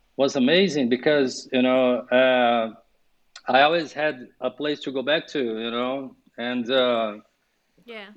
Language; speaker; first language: English; non-native, fluent; Portuguese